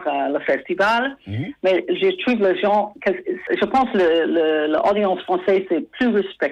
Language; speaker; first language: French; non-native, fluent; English